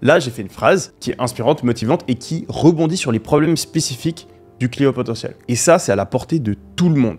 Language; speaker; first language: French; native; French